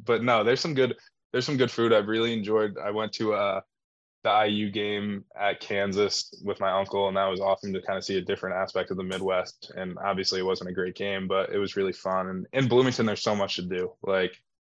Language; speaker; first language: English; native; English